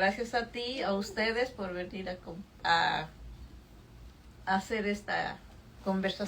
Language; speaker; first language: Spanish; native; Spanish